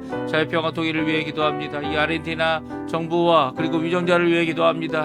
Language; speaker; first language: Korean; native; Korean